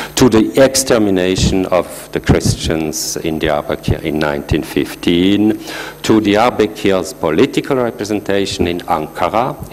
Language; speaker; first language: English; non-native, fluent; German